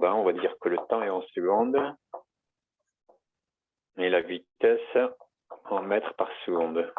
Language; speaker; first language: French; native; French